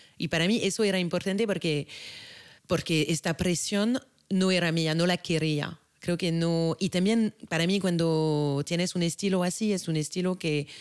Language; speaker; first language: Spanish; non-native, fluent; French